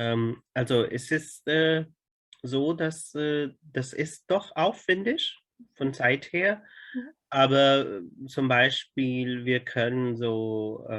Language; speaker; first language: German; non-native, fluent; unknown